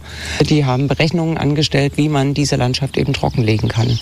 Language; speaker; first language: German; native; German